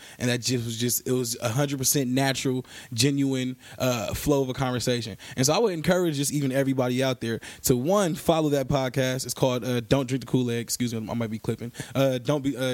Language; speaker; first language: English; native; English